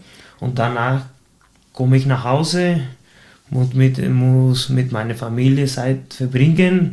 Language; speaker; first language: German; non-native, fluent; Spanish